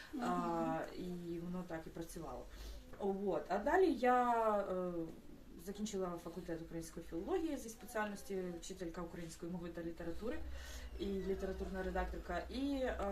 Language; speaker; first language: Ukrainian; non-native, local second language; Russian